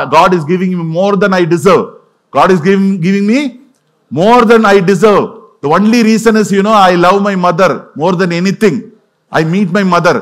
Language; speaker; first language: English; non-native, local second language; Tamil